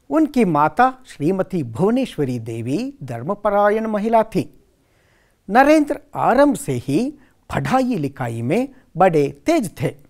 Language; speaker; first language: Hindi; non-native, local second language; Kannada